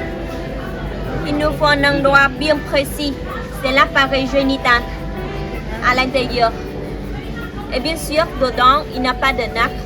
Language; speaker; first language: French; non-native, fluent; Vietnamese